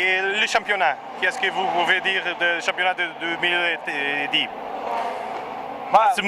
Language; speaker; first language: French; non-native, learner; Portuguese